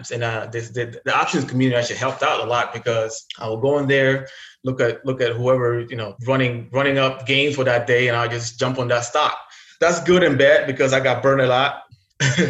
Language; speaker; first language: English; non-native, fluent; Arabic